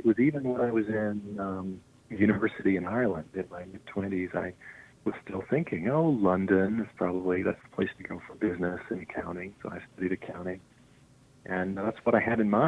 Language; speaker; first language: English; native; English